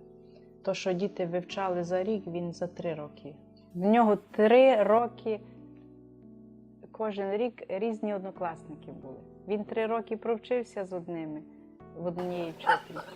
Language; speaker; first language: Ukrainian; native; Ukrainian